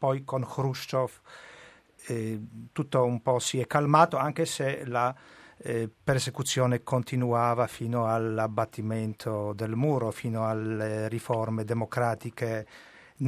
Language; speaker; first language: Italian; non-native, fluent; Polish